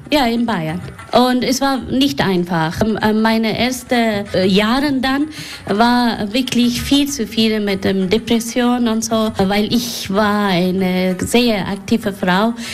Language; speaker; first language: German; non-native, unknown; Persian